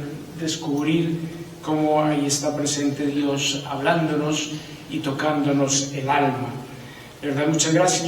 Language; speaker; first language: Spanish; native; Spanish